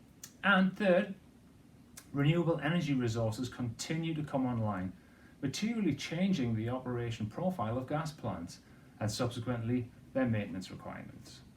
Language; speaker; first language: English; native; English